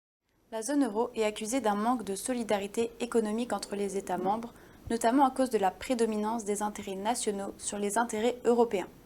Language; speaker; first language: French; native; French